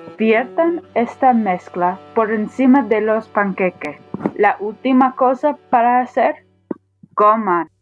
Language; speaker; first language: Spanish; non-native, learner; English